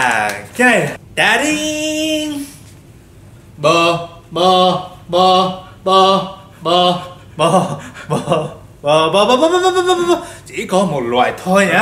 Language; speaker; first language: Vietnamese; non-native, learner; Japanese